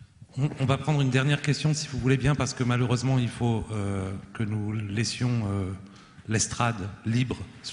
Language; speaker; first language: French; native; French